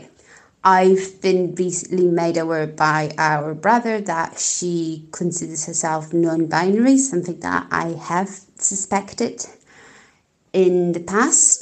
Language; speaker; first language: English; non-native, fluent; Polish